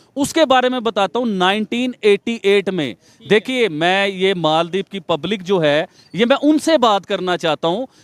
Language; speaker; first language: Urdu; non-native, local second language; Punjabi